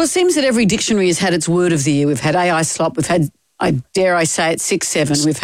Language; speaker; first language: English; native; English